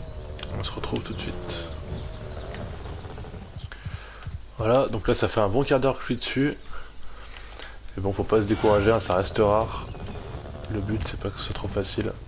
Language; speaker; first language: French; native; French